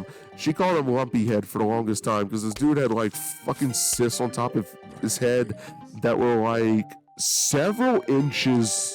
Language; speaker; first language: English; native; English